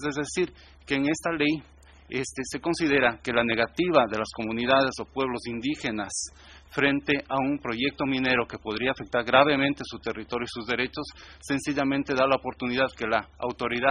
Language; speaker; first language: Spanish; native; Spanish